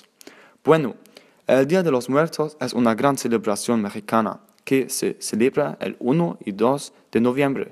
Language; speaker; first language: Spanish; non-native, learner; German